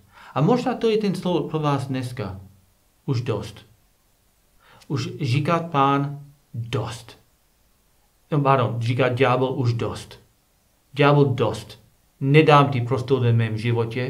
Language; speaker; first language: Czech; non-native, learner; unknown